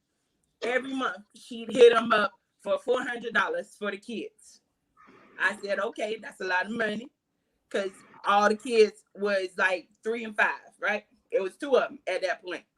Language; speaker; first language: English; native; English